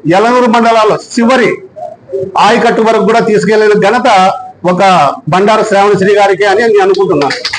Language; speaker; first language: Telugu; native; Telugu